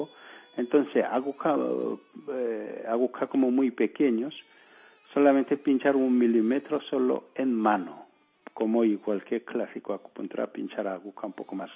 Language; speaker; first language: Spanish; non-native, learner; Korean